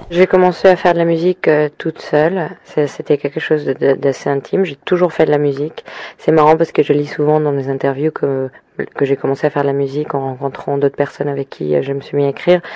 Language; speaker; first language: French; early bilingual, other home language; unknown